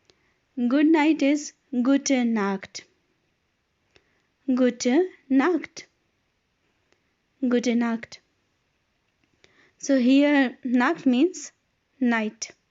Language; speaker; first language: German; non-native, fluent; Hindi